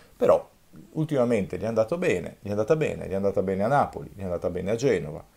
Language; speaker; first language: Italian; native; Italian